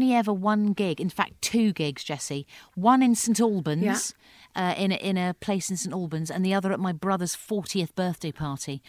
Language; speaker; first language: English; native; English